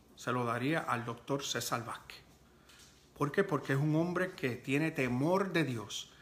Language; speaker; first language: Spanish; early bilingual, heritage; Spanish